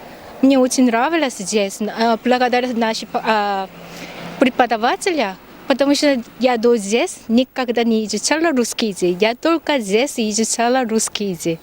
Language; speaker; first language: Russian; non-native, learner; Korean